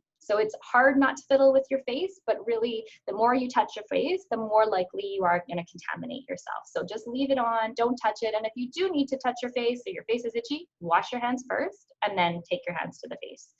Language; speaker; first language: English; native; English